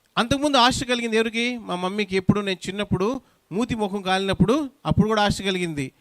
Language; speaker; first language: Telugu; non-native, local second language; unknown